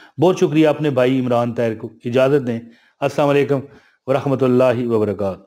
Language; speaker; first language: Urdu; non-native, local second language; Punjabi